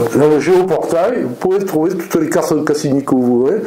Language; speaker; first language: French; native; French